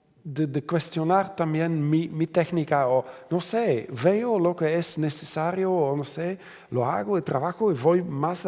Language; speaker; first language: Spanish; non-native, fluent; Dutch